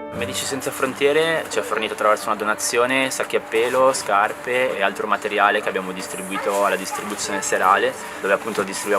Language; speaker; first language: Italian; native; Italian